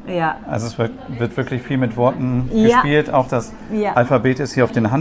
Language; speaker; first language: German; native; German